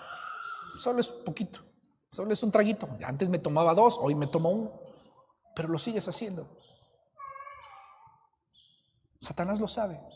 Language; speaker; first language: Spanish; native; Spanish